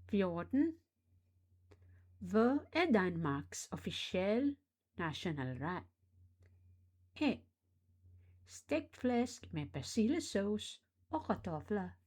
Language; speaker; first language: Danish; non-native, fluent; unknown